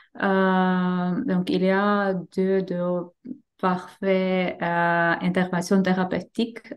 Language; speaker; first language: French; non-native, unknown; Armenian